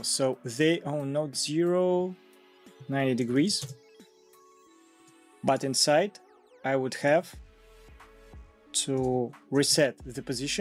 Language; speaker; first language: English; non-native, fluent; Russian